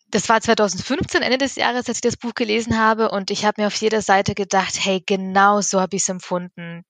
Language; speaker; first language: German; early bilingual, other home language; Russian